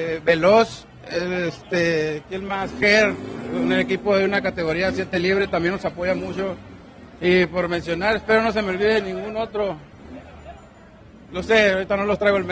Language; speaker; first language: Spanish; native; Spanish